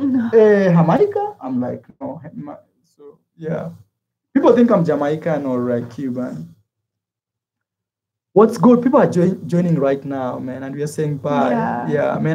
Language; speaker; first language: English; non-native, fluent; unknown